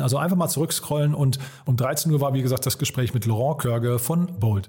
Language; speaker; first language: German; native; German